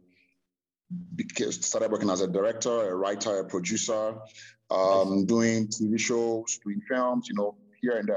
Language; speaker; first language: English; non-native, local second language; Akan